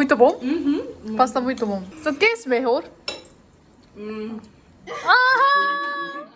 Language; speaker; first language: Portuguese; non-native, learner; Korean